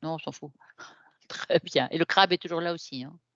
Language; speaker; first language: French; native; French